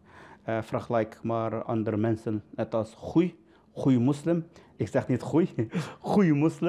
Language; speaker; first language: Dutch; non-native, learner; Uyghur